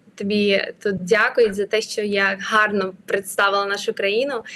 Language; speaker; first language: Ukrainian; native; Ukrainian